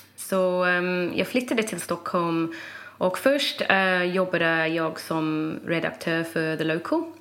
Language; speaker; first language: Swedish; non-native, fluent; English